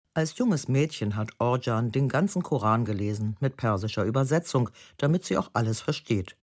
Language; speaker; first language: German; native; German